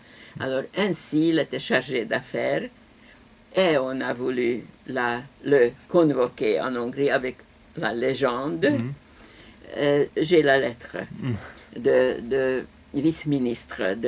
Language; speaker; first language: French; non-native, fluent; Hungarian